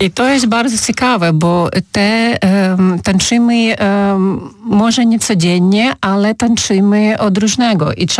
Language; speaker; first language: Polish; non-native, fluent; Ukrainian